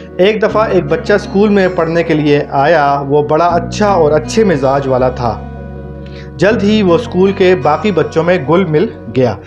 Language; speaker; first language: Urdu; native; Urdu